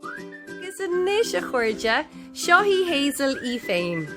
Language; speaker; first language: Irish; native; Irish